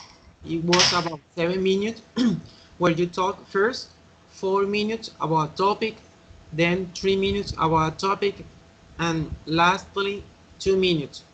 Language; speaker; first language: English; non-native, fluent; Spanish